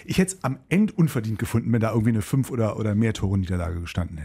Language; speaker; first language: German; native; German